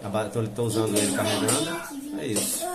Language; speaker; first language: Portuguese; native; Portuguese